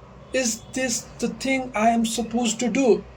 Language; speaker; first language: English; non-native, local second language; Nepali